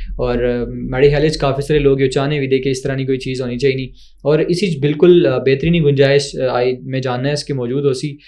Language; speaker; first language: Urdu; non-native, local second language; Pahari-Potwari